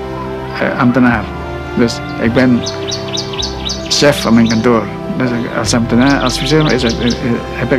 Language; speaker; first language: Dutch; non-native, local second language; Indonesian